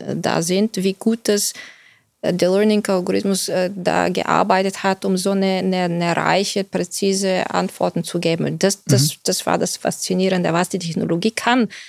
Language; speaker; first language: German; non-native, fluent; Bulgarian